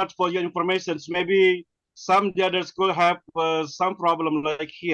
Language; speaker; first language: English; non-native, learner; Indonesian